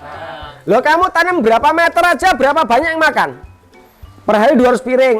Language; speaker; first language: Indonesian; non-native, local second language; Javanese